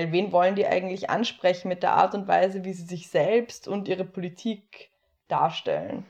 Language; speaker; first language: German; native; German